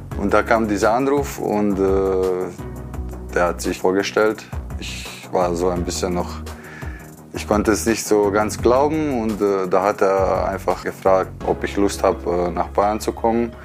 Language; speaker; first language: German; non-native, fluent; Croatian